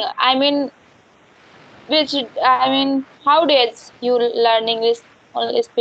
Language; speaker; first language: English; non-native, learner; Hindi